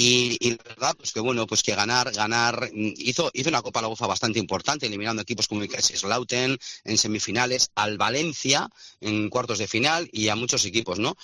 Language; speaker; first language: Spanish; native; Spanish